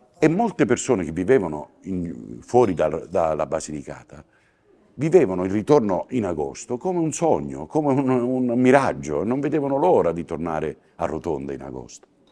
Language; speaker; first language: Italian; native; Italian